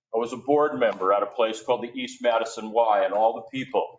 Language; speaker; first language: English; native; English